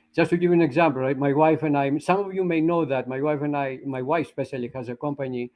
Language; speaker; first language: English; non-native, fluent; Greek